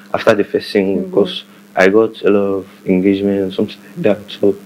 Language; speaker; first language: English; non-native, local second language; Igbo